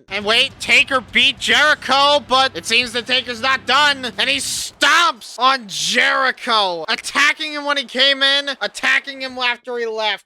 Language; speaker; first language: English; native; English